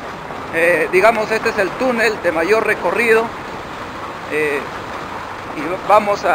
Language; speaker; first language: Spanish; native; Spanish